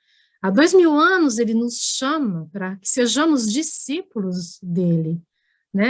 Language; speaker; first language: Portuguese; native; Portuguese